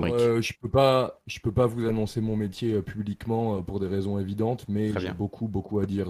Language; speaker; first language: French; native; French